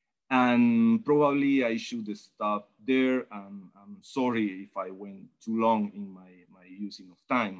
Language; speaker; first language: English; non-native, fluent; Spanish